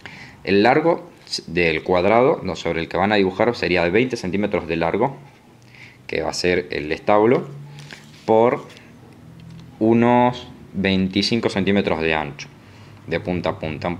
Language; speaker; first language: Spanish; native; Spanish